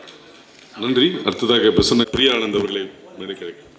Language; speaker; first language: Tamil; native; Tamil